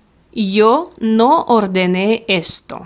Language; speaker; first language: Spanish; non-native, fluent; Russian